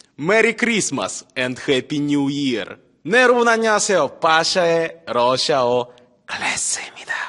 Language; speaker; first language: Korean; early bilingual, heritage; Russian